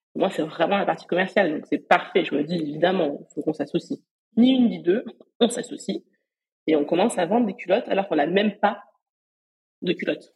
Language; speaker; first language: French; native; French